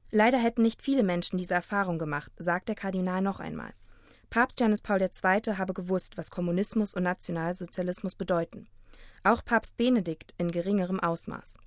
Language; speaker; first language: German; native; German